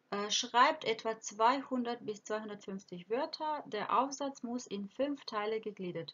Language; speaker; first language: German; non-native, fluent; Croatian